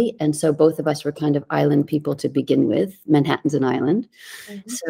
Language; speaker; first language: English; native; English